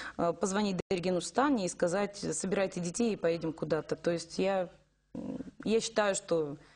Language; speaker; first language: Russian; native; Russian